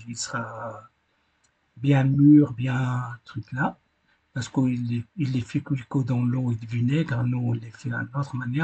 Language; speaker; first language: French; non-native, fluent; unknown